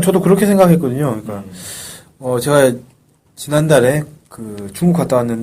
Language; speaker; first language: Korean; native; Korean